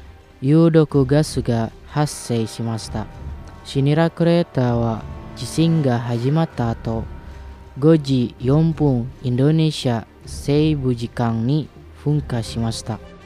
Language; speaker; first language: Japanese; non-native, fluent; Indonesian